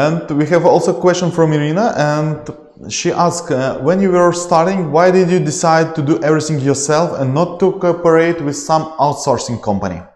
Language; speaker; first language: English; non-native, learner; Ukrainian